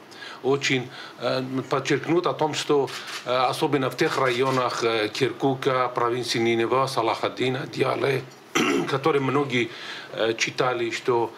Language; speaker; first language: Russian; native; Russian